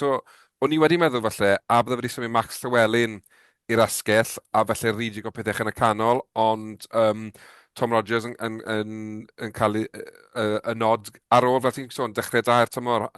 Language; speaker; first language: Welsh; native; Welsh